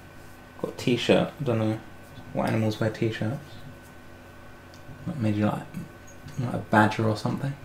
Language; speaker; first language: English; native; English